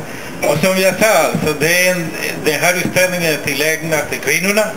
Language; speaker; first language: Swedish; non-native, fluent; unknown